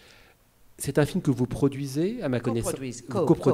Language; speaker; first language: French; native; French